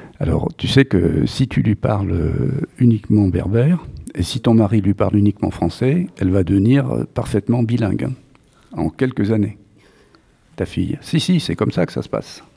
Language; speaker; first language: French; native; French